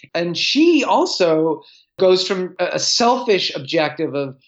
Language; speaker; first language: English; native; English